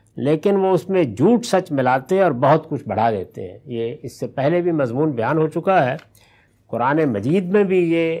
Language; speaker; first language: Urdu; non-native, local second language; Punjabi